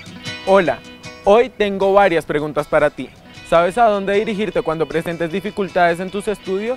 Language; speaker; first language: Spanish; native; Spanish